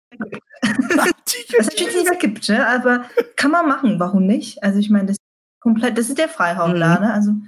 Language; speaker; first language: German; non-native, fluent; Chinese